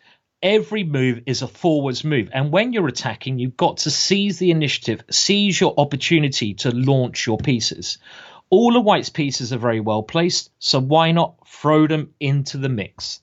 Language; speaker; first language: English; native; English